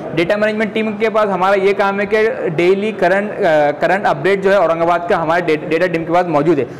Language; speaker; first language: Hindi; native; Hindi